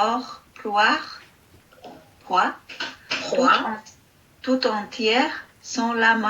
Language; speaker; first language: French; non-native, learner; Filipino